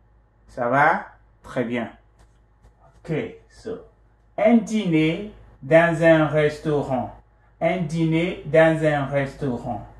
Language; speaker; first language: French; non-native, fluent; English